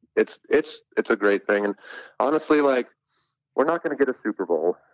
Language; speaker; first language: English; native; English